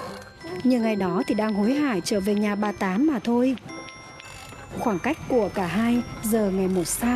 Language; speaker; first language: Vietnamese; native; Vietnamese